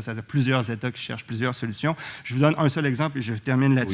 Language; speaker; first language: French; native; French